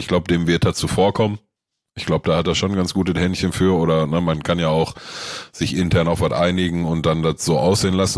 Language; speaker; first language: German; native; German